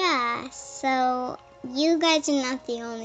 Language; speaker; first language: English; native; English